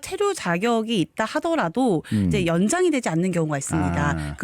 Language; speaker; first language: Korean; native; Korean